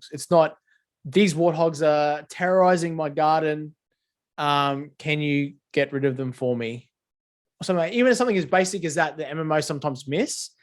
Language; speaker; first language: English; native; English